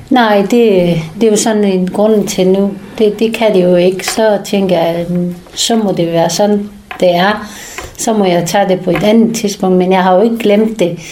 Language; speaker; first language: Danish; non-native, fluent; Persian